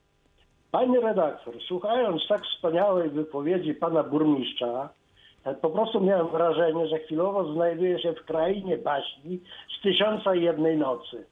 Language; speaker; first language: Polish; native; Polish